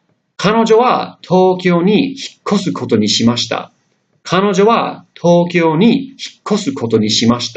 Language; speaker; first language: Japanese; non-native, fluent; English